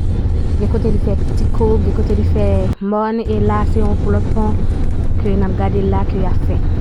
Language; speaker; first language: French; non-native, local second language; Haitian Creole